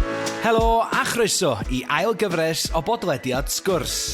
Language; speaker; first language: Welsh; native; Welsh